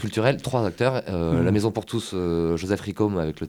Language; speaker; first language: French; native; French